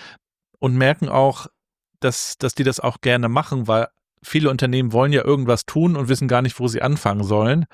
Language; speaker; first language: German; native; German